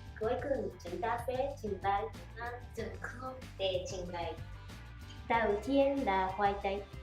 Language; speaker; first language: Vietnamese; non-native, learner; Japanese